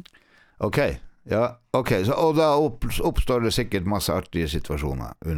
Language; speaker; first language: Norwegian; native; Norwegian